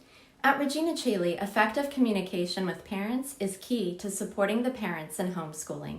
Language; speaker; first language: English; native; English